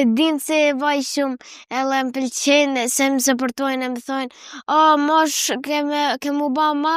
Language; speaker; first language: Albanian; early bilingual, heritage; Albanian